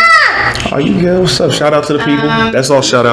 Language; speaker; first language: English; native; English